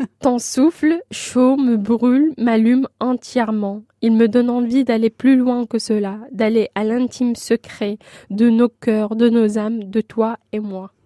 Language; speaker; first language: French; non-native, local second language; Arabic